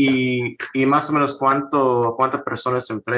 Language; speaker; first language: Spanish; non-native, fluent; English